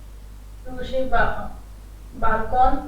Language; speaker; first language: German; non-native, learner; Hindi